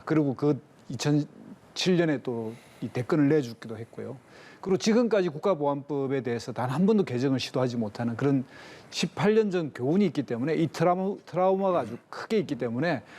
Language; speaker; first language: Korean; native; Korean